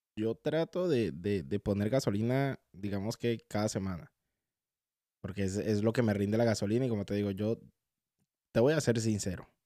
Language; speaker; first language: Spanish; native; Spanish